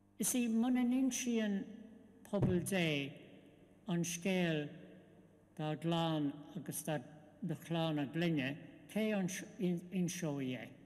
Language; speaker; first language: Irish; non-native, local second language; English